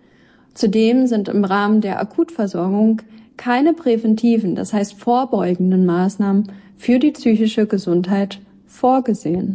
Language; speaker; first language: German; native; German